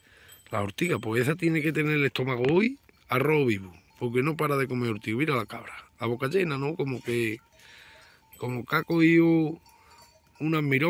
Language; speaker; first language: Spanish; native; Spanish